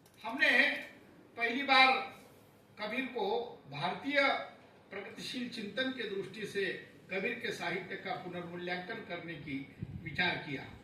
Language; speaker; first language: Hindi; non-native, local second language; Marathi